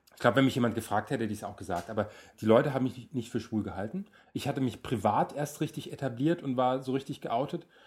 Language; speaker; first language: German; native; German